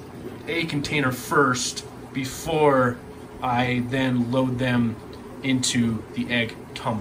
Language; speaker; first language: English; native; English